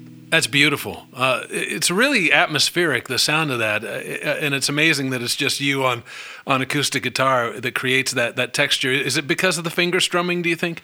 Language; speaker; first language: English; native; English